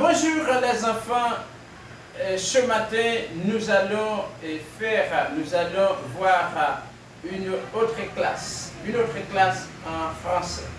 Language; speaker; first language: French; non-native, fluent; Spanish